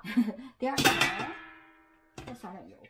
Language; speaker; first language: Chinese; native; Chinese